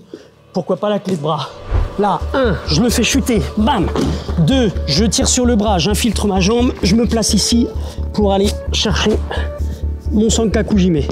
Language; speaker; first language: French; native; French